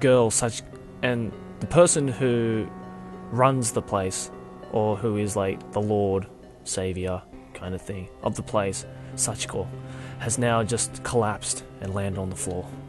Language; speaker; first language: English; early bilingual, other home language; Japanese